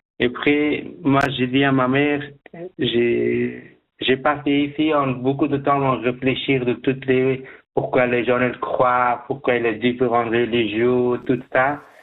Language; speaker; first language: French; non-native, learner; Persian